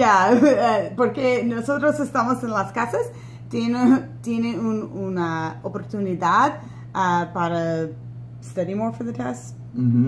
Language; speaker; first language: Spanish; non-native, learner; English